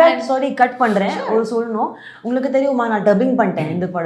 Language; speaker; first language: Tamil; non-native, learner; Hindi